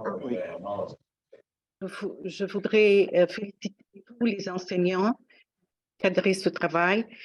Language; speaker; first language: French; non-native, local second language; Arabic